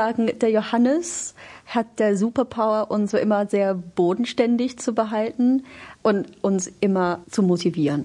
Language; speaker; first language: German; non-native, fluent; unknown